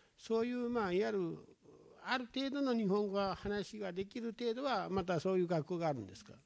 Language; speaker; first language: Japanese; native; Japanese